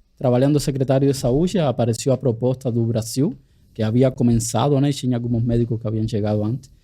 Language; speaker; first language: Portuguese; non-native, fluent; Spanish